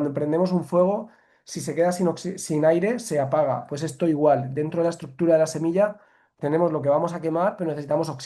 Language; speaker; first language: Spanish; native; Spanish